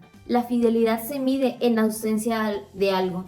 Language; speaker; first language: Spanish; native; Spanish